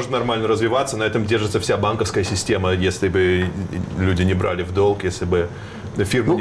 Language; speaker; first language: Russian; native; Russian